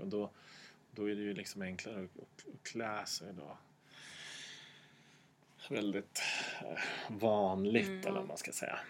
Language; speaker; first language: Swedish; native; Swedish